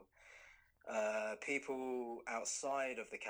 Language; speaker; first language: English; native; English